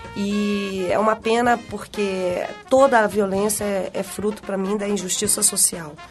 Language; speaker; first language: Portuguese; native; Portuguese